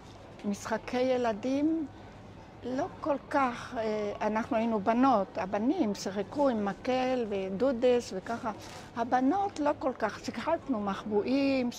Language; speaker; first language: Hebrew; non-native, local second language; Ladino